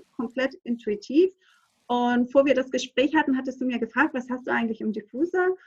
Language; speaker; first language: German; non-native, fluent; Greek